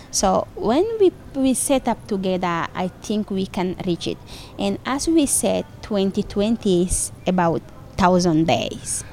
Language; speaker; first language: English; non-native, fluent; Fula